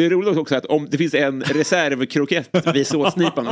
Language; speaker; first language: Swedish; native; Swedish